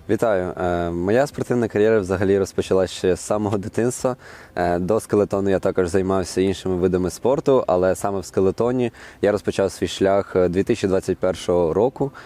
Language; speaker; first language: Ukrainian; native; Ukrainian